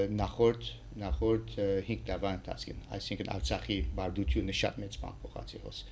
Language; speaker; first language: Armenian; early bilingual, heritage; Armenian